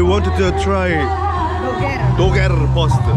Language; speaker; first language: English; non-native, learner; Korean